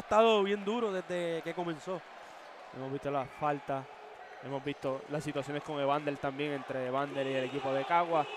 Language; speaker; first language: Spanish; native; Spanish